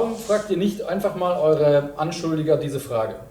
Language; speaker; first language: German; native; German